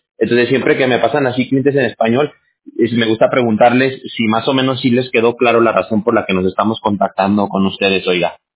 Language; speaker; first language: Spanish; native; Spanish